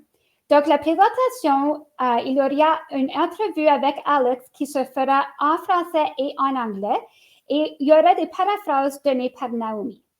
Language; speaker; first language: French; native; French